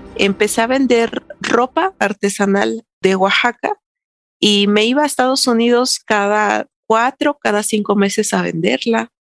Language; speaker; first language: Spanish; native; Spanish